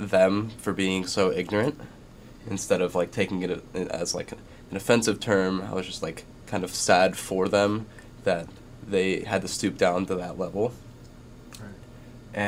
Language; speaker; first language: English; native; English